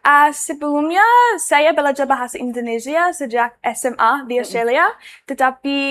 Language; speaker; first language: Indonesian; non-native, learner; English